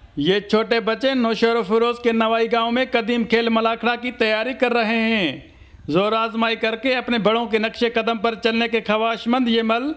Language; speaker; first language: Urdu; non-native, local second language; Sindhi